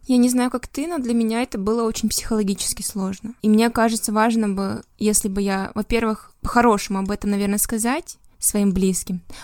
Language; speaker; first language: Russian; native; Russian